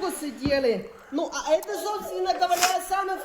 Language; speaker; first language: Russian; non-native, learner; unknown